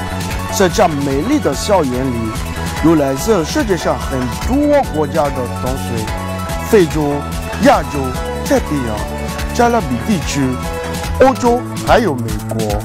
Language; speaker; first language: Chinese; non-native, fluent; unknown